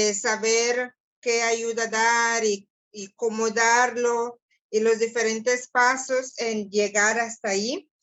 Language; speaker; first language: Spanish; non-native, local second language; English